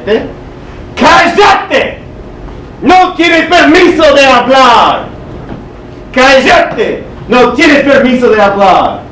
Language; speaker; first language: Spanish; non-native, fluent; English